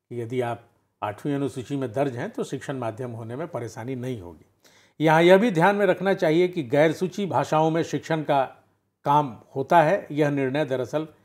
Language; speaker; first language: Hindi; native; Hindi